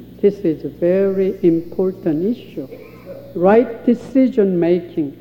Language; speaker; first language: English; non-native, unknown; Korean